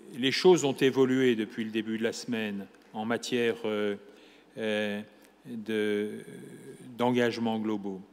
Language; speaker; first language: French; native; French